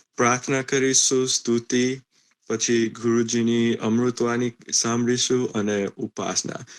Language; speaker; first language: Gujarati; early bilingual, heritage; Gujarati